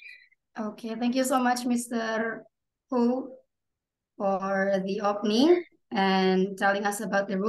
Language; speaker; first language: English; non-native, fluent; Indonesian